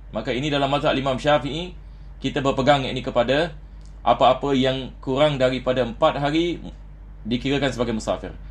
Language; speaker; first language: Malay; native; Malay